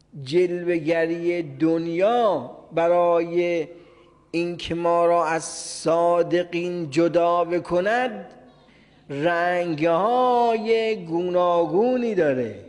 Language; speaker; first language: Persian; native; Persian